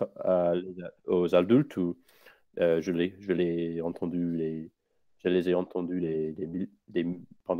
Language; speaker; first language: French; non-native, fluent; English